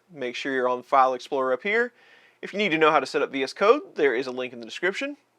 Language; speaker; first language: English; native; English